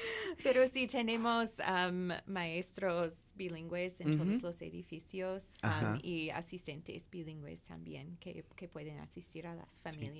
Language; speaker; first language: Spanish; non-native, fluent; English